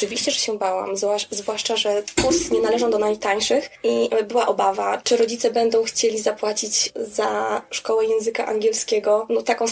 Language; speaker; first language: Polish; native; Polish